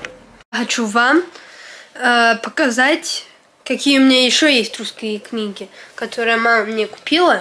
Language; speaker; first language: Russian; early bilingual, heritage; Russian